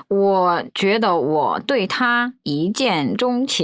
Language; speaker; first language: Chinese; non-native, fluent; Korean